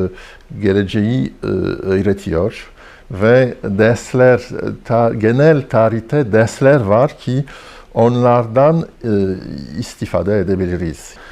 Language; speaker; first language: Turkish; non-native, fluent; French